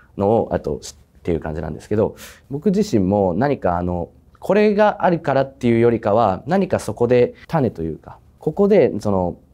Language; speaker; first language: Japanese; native; Japanese